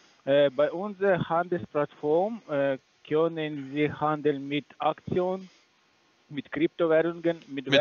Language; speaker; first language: German; non-native, learner; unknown